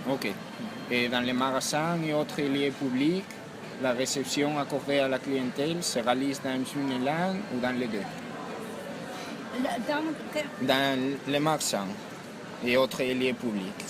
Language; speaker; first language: French; non-native, learner; Spanish